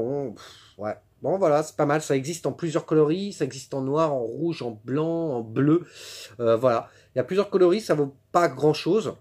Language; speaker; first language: French; native; French